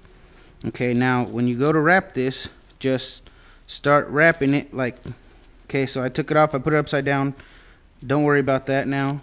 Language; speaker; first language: English; native; English